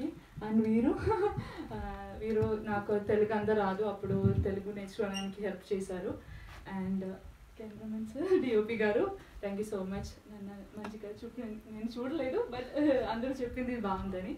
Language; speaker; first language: Telugu; non-native, learner; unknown